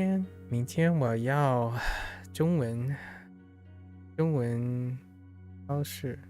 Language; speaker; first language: Chinese; non-native, learner; English